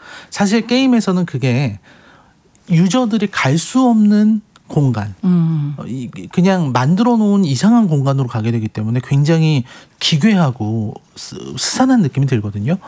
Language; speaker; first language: Korean; native; Korean